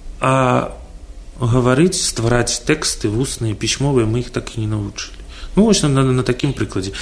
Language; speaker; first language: Belarusian; non-native, local second language; Russian